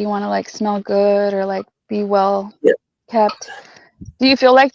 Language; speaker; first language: English; native; English